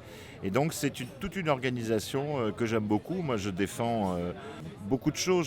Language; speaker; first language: French; native; French